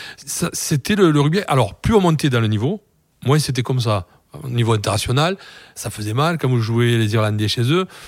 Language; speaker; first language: French; native; French